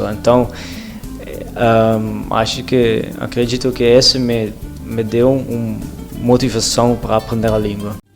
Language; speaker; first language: Portuguese; non-native, learner; Dutch